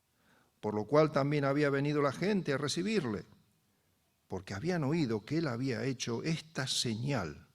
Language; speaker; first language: Spanish; native; Spanish